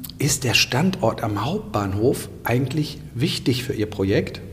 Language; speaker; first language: German; native; German